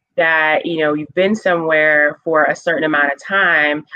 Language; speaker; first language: English; native; English